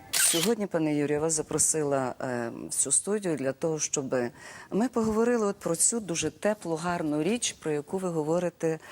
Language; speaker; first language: Ukrainian; native; Ukrainian